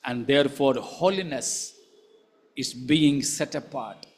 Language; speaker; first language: English; non-native, local second language; Hindi